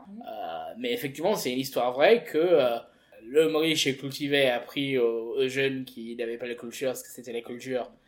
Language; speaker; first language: French; early bilingual, heritage; French